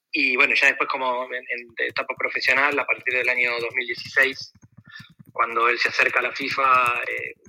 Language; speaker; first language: Spanish; native; Spanish